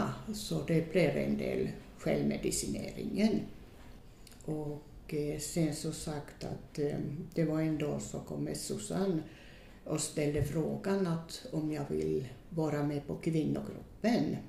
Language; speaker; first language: Swedish; non-native, fluent; Finnish